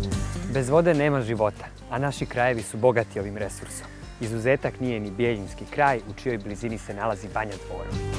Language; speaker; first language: Bosnian; native; Bosnian